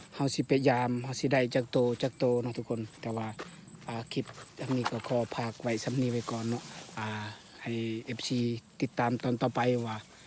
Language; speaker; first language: Lao; non-native, local second language; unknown